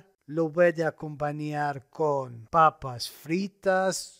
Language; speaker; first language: Spanish; non-native, fluent; Arabic